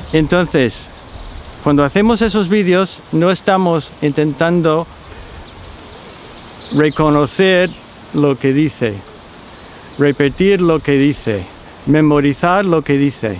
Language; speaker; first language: Spanish; non-native, fluent; English